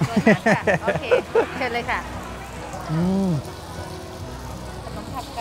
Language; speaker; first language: Thai; native; Thai